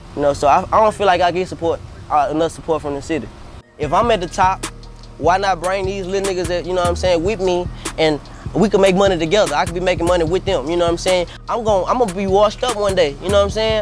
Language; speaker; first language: English; native; English